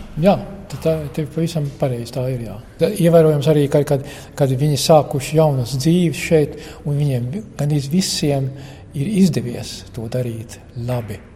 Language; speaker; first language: Latvian; early bilingual, heritage; Latvian